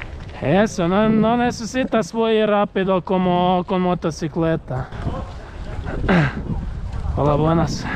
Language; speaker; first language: Spanish; non-native, learner; Croatian